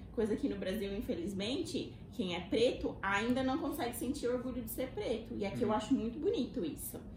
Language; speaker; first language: Portuguese; native; Portuguese